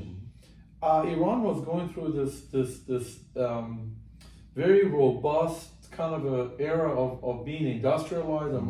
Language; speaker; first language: English; non-native, fluent; Persian